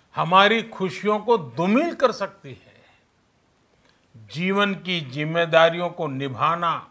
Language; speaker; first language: Hindi; non-native, local second language; Gujarati